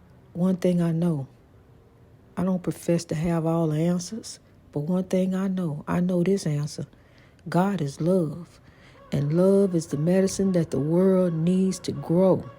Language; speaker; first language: English; native; English